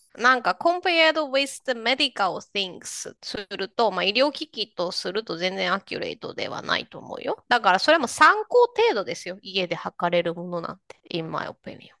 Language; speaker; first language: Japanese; native; Japanese